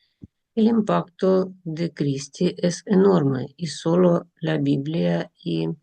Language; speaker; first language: Spanish; non-native, learner; Russian